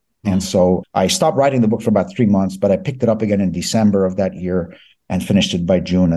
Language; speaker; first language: English; non-native, fluent; Persian